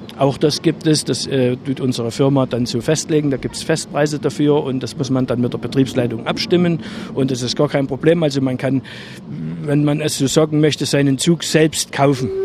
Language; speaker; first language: German; native; German